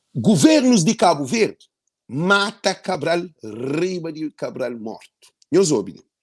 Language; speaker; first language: Portuguese; non-native, local second language; Kabuverdianu